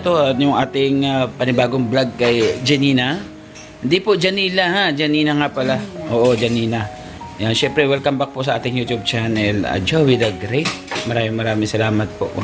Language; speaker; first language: Filipino; non-native, local second language; Waray